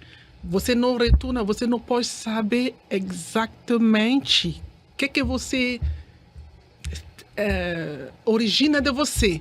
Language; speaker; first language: Portuguese; non-native, learner; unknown